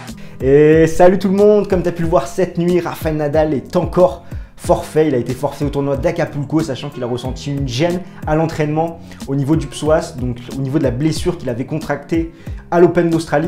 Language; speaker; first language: French; native; French